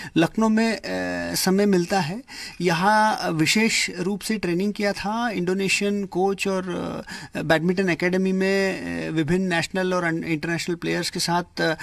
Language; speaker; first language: Hindi; non-native, local second language; Kannada